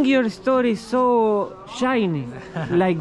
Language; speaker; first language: English; non-native, learner; Spanish